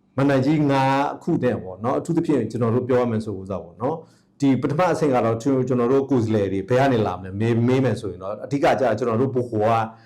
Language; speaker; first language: Burmese; non-native, local second language; S'gaw Karen